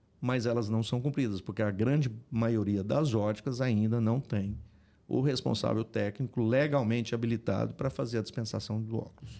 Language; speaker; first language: Portuguese; native; Portuguese